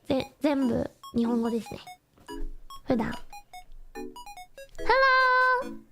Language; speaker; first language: Japanese; non-native, learner; English